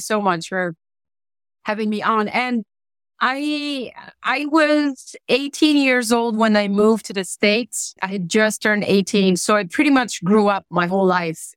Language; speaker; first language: English; non-native, fluent; Bulgarian